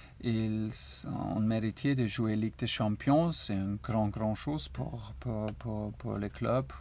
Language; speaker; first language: French; non-native, learner; German